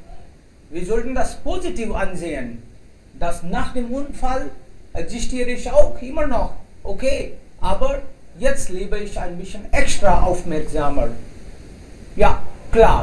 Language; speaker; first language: German; non-native, learner; Hindi